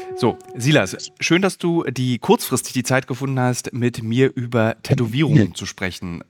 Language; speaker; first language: German; native; German